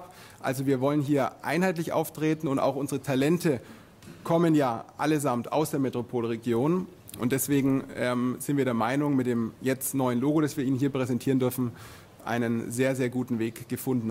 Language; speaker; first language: German; native; German